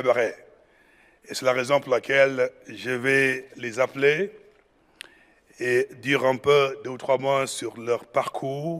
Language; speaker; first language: French; non-native, local second language; Wolof